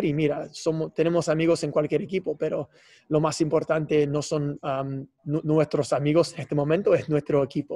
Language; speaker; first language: Spanish; non-native, fluent; English